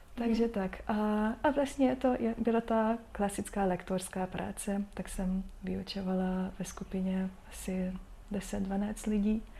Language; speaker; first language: Czech; non-native, fluent; Hungarian